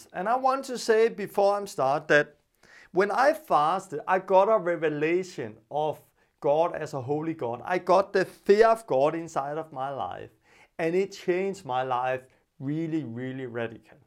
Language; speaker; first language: English; non-native, fluent; Danish